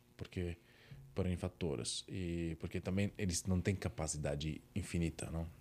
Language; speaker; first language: Portuguese; non-native, fluent; Italian